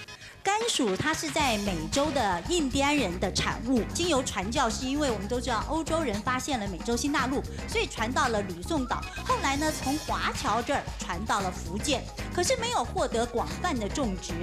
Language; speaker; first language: Chinese; native; Chinese